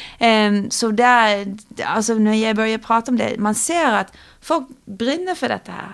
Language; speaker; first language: Swedish; non-native, fluent; English